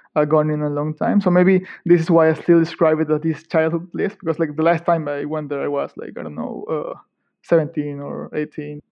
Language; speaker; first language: English; non-native, fluent; Spanish